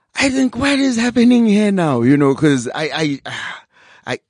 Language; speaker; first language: English; non-native, local second language; Zulu